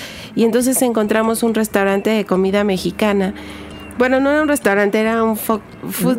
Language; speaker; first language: Spanish; native; Spanish